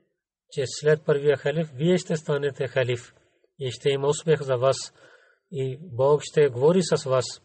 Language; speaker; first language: Bulgarian; non-native, learner; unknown